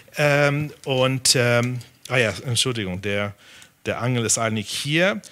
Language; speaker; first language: German; non-native, fluent; English